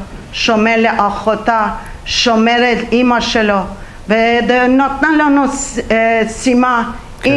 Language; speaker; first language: Hebrew; non-native, learner; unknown